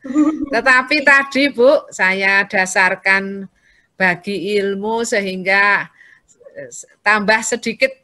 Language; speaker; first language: Indonesian; native; Indonesian